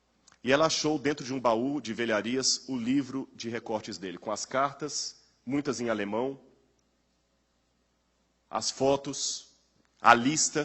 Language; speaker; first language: Portuguese; native; Portuguese